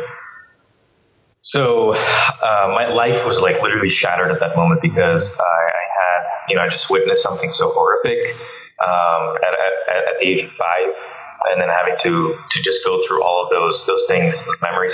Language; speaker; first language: English; early bilingual, other home language; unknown